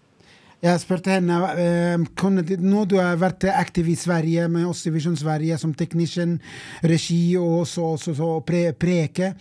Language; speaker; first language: Norwegian; non-native, fluent; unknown